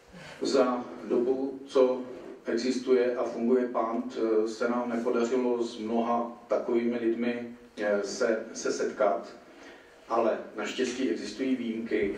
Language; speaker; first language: Czech; native; Czech